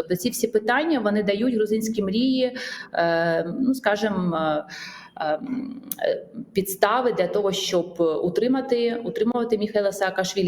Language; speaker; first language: Ukrainian; non-native, fluent; Georgian